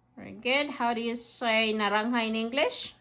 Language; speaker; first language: English; non-native, local second language; Filipino